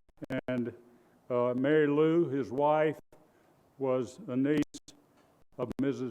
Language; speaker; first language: English; native; English